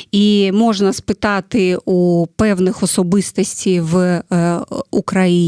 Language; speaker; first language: Ukrainian; non-native, fluent; Russian